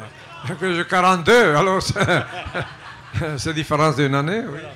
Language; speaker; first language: French; non-native, fluent; Italian